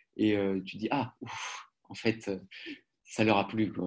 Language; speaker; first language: French; native; French